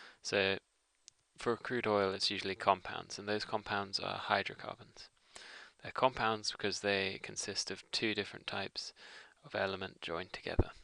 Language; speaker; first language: English; native; English